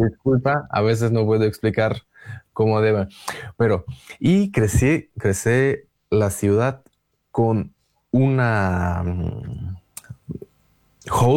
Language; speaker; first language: Spanish; non-native, fluent; Russian